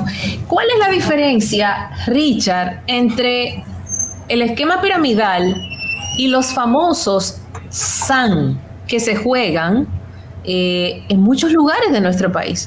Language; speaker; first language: Spanish; native; Spanish